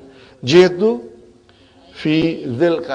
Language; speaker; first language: Arabic; non-native, fluent; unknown